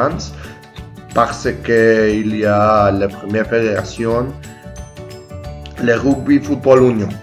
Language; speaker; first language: French; non-native, learner; Spanish